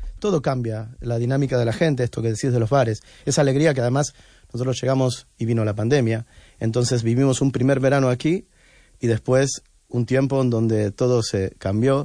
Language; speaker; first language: Spanish; native; Spanish